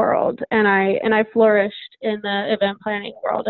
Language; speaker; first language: English; native; English